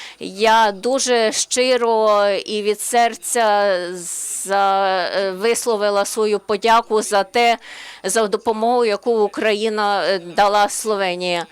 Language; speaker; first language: Ukrainian; non-native, learner; Slovenian